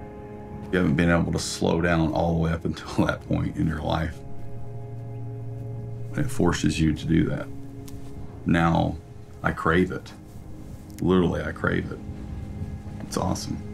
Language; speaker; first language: English; native; English